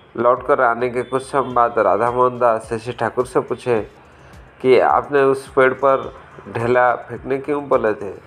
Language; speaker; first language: Hindi; native; Hindi